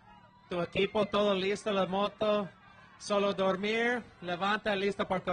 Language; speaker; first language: Spanish; non-native, learner; English